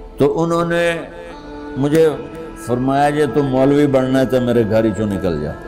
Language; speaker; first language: Urdu; non-native, local second language; Punjabi